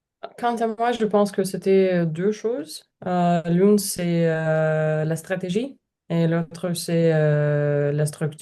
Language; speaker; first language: French; non-native, learner; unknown